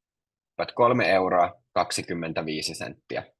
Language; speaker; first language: Finnish; non-native, fluent; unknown